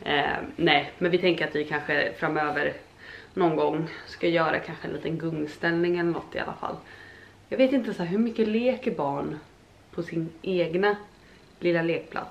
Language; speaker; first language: Swedish; native; Swedish